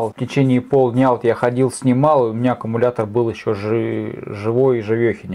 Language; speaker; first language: Russian; native; Russian